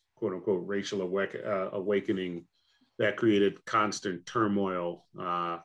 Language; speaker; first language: English; native; English